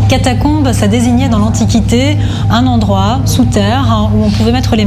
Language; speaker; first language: French; native; French